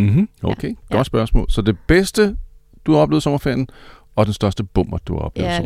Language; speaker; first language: Danish; native; Danish